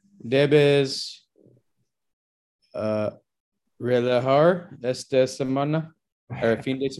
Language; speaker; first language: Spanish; non-native, learner; English